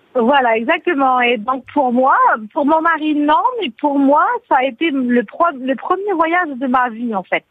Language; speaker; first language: French; native; French